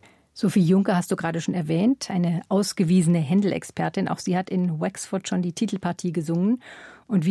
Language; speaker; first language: German; native; German